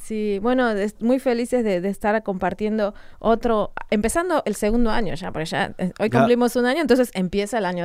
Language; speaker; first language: Spanish; native; Spanish